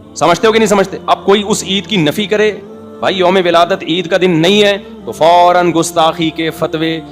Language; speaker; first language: Urdu; native; Urdu